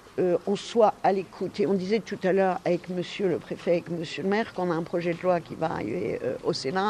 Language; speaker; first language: French; native; French